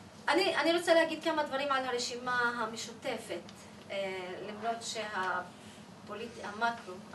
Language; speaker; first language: Hebrew; non-native, local second language; Arabic